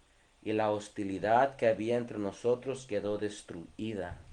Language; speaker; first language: Spanish; early bilingual, heritage; Spanish